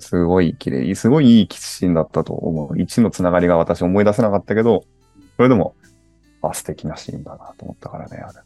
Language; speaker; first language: Japanese; native; Japanese